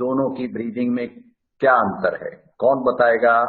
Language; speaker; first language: Hindi; native; Hindi